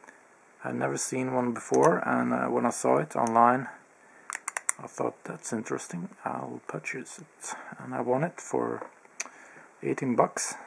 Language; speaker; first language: English; native; English